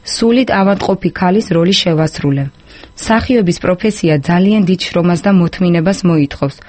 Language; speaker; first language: Georgian; non-native, local second language; Azerbaijani